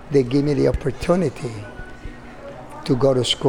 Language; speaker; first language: English; non-native, fluent; Italian